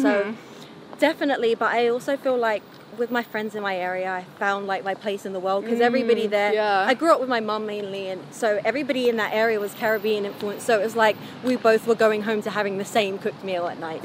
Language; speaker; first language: English; native; English